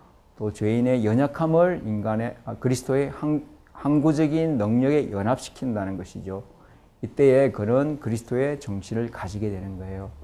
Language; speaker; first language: Korean; native; Korean